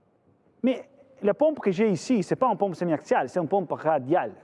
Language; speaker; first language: French; non-native, fluent; Italian